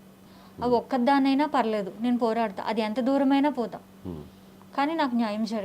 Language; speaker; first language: Telugu; native; Telugu